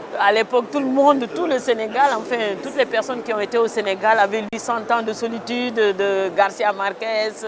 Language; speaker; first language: French; non-native, local second language; Wolof